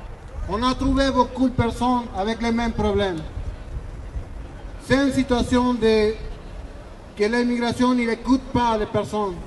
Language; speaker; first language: French; non-native, learner; Spanish